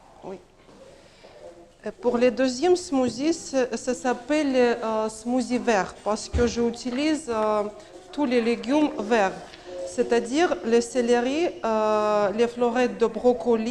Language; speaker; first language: French; non-native, learner; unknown